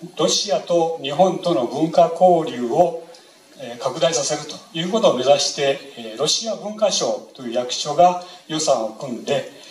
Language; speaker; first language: Japanese; native; Japanese